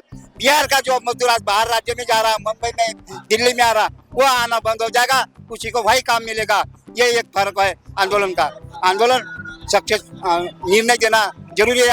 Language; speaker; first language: Hindi; native; Hindi